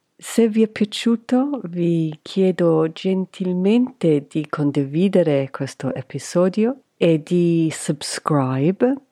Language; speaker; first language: Italian; non-native, fluent; English